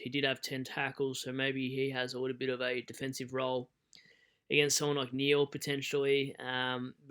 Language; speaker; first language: English; native; English